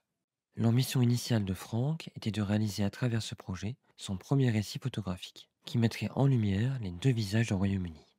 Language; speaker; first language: French; native; French